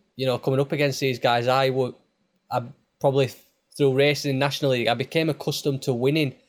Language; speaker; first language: English; native; English